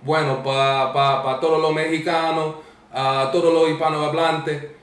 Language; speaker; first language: Spanish; non-native, learner; English